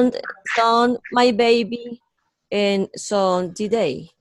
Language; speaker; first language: English; non-native, learner; Spanish